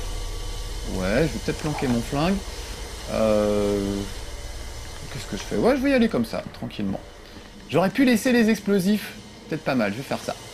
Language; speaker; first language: French; native; French